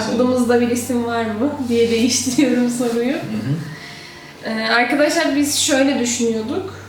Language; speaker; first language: Turkish; native; Turkish